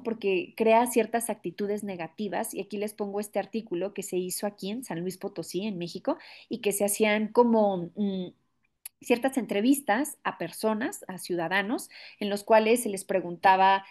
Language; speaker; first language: Spanish; native; Spanish